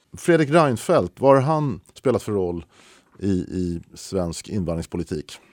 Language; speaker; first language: Swedish; native; Swedish